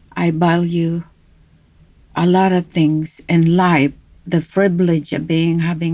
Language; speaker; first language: English; non-native, local second language; Cebuano